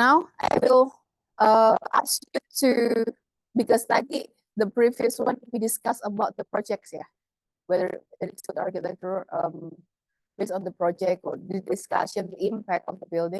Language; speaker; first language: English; non-native, fluent; Indonesian